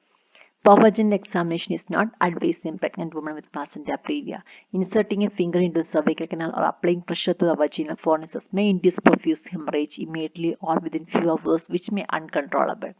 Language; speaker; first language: English; non-native, local second language; Malayalam